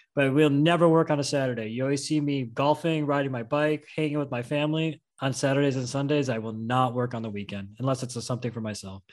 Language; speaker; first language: English; native; English